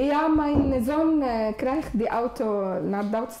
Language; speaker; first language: Dutch; non-native, learner; Arabic